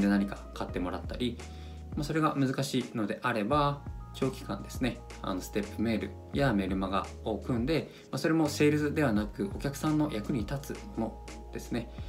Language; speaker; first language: Japanese; native; Japanese